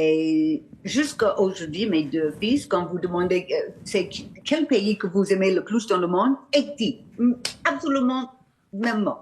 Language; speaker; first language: French; non-native, fluent; English